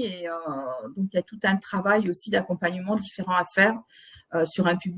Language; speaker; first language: French; native; French